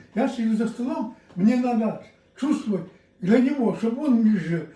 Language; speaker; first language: Russian; non-native, local second language; Ukrainian